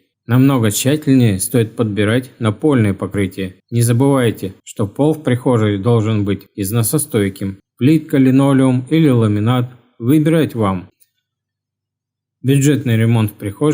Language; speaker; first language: Russian; native; Russian